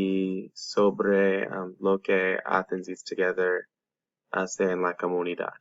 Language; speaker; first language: Spanish; non-native, learner; English